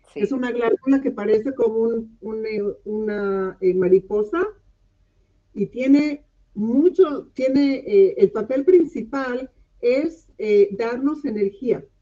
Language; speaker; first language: Spanish; non-native, local second language; English